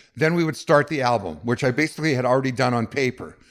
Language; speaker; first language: English; native; English